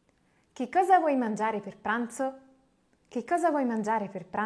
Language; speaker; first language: Italian; non-native, fluent; French